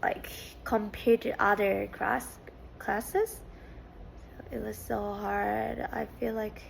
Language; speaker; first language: English; non-native, fluent; Japanese